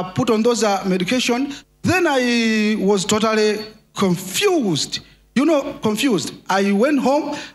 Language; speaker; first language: English; non-native, local second language; Nyanja